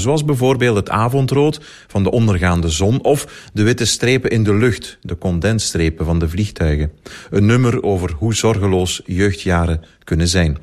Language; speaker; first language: Dutch; native; Dutch